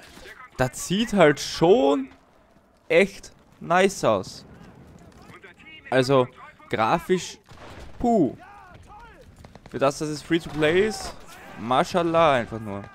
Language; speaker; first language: German; native; German